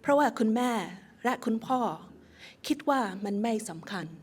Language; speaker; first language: Thai; early bilingual, heritage; Thai